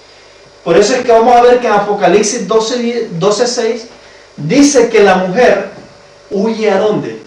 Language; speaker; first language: Spanish; native; Spanish